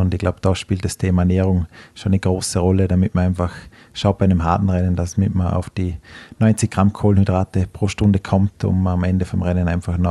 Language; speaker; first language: German; native; German